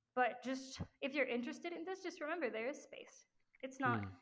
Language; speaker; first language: English; non-native, fluent; French